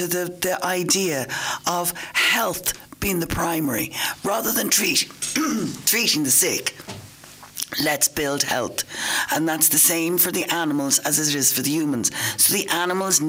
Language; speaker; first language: English; native; English